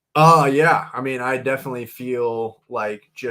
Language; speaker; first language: English; native; English